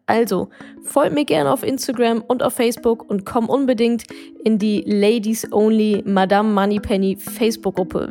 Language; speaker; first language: German; native; German